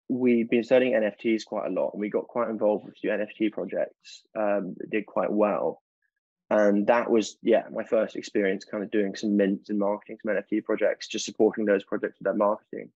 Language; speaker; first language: English; native; English